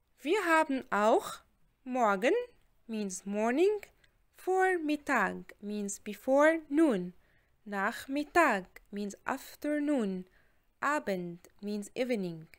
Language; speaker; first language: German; non-native, fluent; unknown